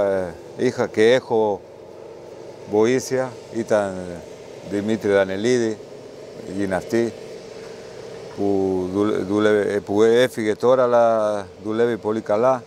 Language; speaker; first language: Greek; non-native, learner; Spanish